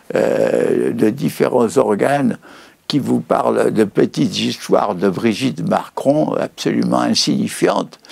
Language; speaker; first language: French; native; French